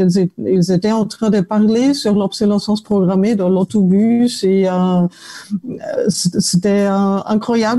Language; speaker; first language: French; non-native, fluent; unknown